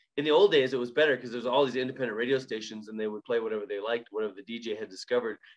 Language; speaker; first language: English; native; English